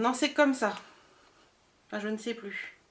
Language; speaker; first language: French; native; French